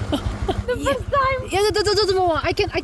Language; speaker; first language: English; non-native, learner; Korean